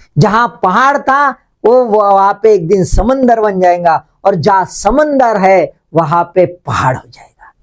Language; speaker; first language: Hindi; non-native, local second language; Marathi